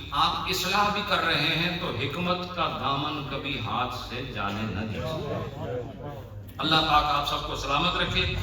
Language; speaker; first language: Urdu; non-native, local second language; Punjabi